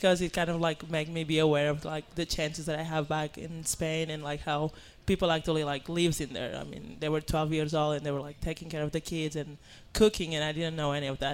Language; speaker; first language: English; non-native, fluent; Spanish